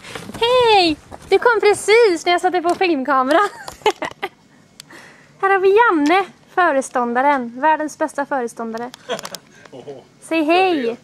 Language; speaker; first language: Swedish; native; Swedish